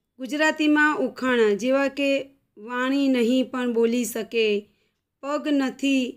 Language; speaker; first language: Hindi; non-native, local second language; Gujarati